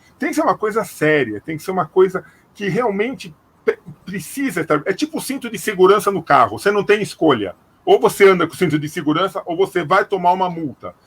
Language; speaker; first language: Portuguese; native; Portuguese